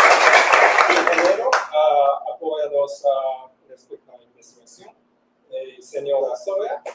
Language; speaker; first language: Spanish; non-native, learner; Japanese